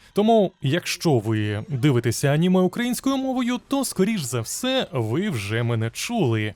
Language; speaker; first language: Ukrainian; non-native, local second language; Russian